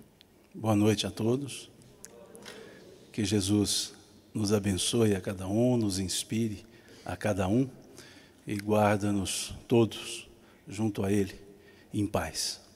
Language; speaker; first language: Portuguese; native; Portuguese